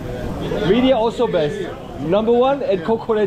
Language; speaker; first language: English; non-native, fluent; German